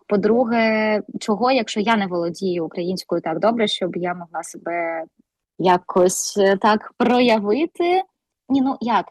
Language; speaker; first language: Ukrainian; non-native, local second language; Russian